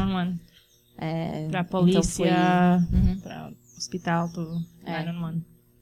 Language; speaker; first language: Portuguese; non-native, fluent; Spanish